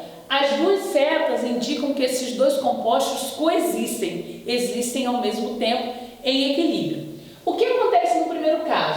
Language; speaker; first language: Portuguese; native; Portuguese